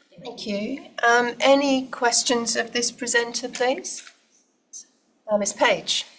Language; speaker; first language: English; native; English